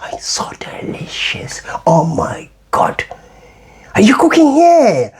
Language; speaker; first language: English; non-native, learner; Amharic